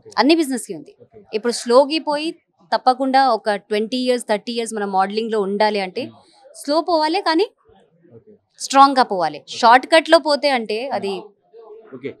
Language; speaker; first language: Telugu; non-native, local second language; Hindi